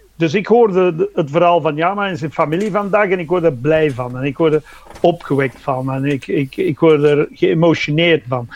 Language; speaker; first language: Dutch; non-native, fluent; English